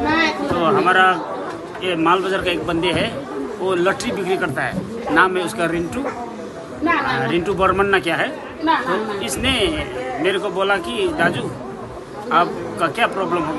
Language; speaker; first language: Hindi; non-native, local second language; Nepali